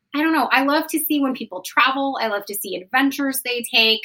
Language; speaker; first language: English; native; English